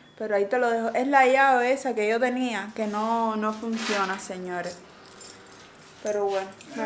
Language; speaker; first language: Spanish; native; Spanish